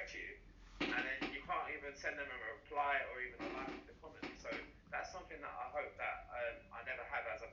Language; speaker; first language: English; native; English